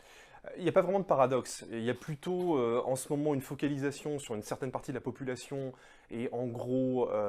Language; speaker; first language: French; native; French